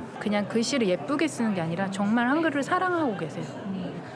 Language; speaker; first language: Korean; native; Korean